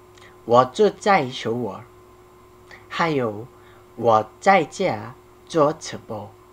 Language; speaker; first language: Chinese; non-native, learner; Korean